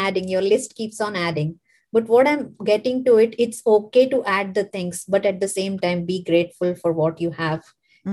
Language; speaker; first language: English; non-native, local second language; Kannada